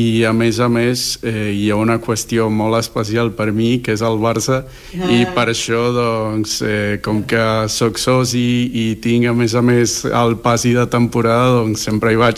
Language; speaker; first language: Catalan; non-native, fluent; Spanish